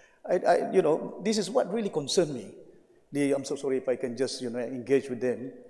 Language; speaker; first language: English; non-native, local second language; Malay